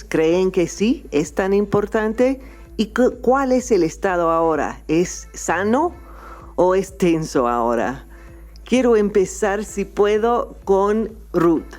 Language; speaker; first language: Spanish; non-native, fluent; English